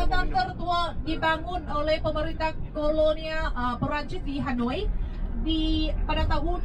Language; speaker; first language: Indonesian; non-native, fluent; Vietnamese